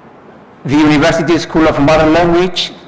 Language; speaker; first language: English; non-native, fluent; Spanish